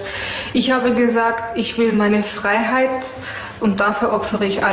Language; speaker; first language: German; early bilingual, other home language; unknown